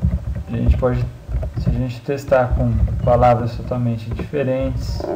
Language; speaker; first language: Portuguese; native; Portuguese